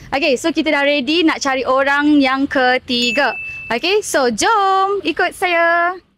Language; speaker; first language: Malay; native; Malay